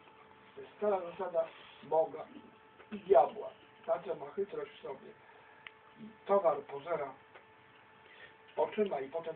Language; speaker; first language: Polish; native; Polish